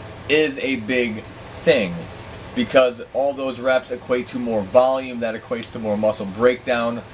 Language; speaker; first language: English; native; English